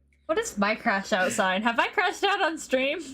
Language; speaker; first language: English; native; English